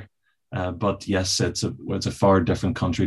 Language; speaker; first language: English; native; English